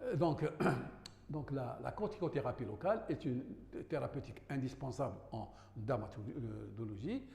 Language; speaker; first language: French; non-native, local second language; Arabic